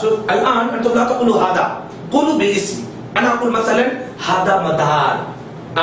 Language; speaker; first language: Arabic; non-native, fluent; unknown